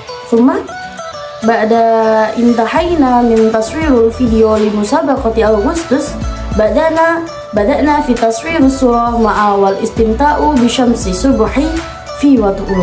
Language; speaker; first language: Arabic; non-native, learner; Indonesian